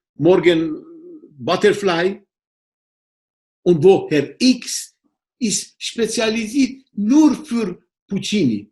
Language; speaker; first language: German; non-native, fluent; Persian